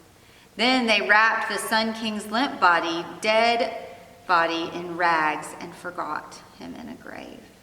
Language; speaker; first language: English; native; English